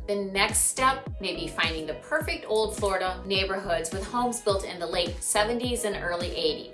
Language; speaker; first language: English; native; English